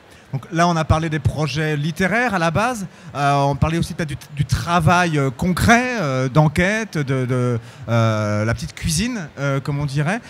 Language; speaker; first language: French; native; French